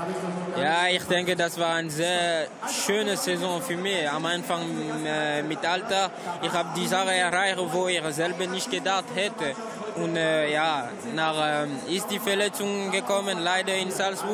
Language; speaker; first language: German; non-native, fluent; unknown